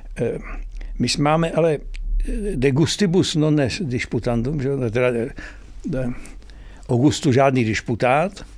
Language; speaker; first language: Czech; native; Czech